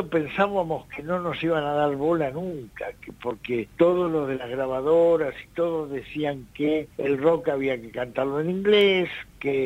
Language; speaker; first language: Spanish; native; Spanish